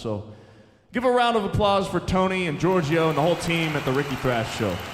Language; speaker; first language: English; native; English